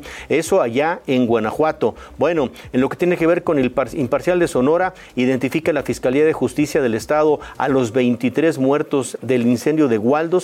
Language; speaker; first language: Spanish; native; Spanish